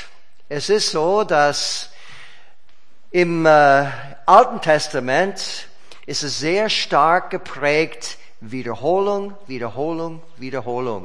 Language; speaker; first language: German; non-native, fluent; English